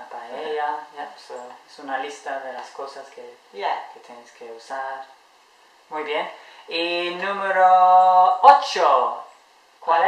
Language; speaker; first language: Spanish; non-native, fluent; English